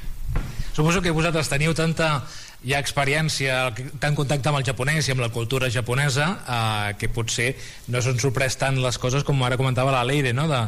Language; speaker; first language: Catalan; native; Catalan